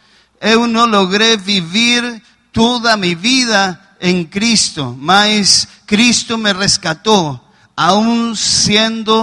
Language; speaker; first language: Portuguese; non-native, learner; Spanish